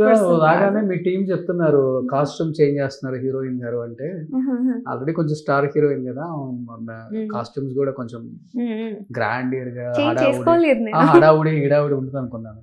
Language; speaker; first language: Telugu; native; Telugu